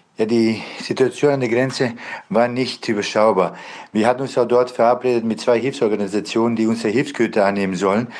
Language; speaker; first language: German; non-native, fluent; Bosnian